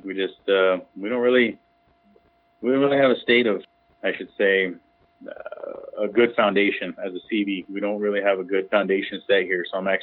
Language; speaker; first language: English; native; English